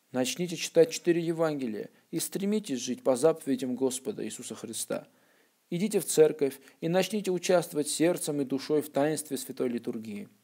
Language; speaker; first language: Russian; non-native, local second language; Armenian